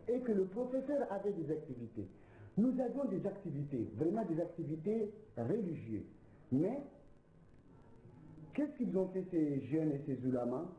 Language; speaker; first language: French; non-native, local second language; Ngazidja Comorian